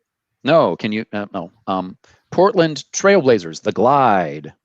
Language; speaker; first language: English; native; English